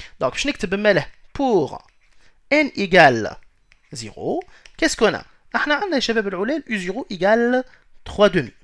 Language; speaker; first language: French; non-native, local second language; Arabic